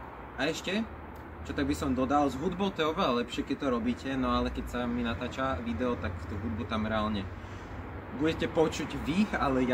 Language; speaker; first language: Slovak; native; Slovak